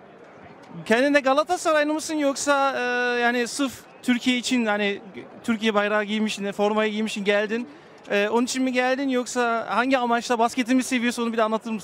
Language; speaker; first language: Turkish; native; Turkish